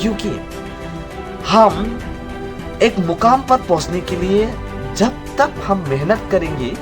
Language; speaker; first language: Hindi; non-native, local second language; Kok Borok